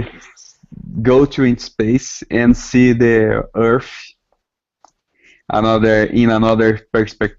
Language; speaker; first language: English; non-native, learner; Portuguese